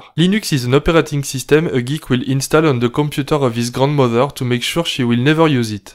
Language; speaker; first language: English; non-native, fluent; French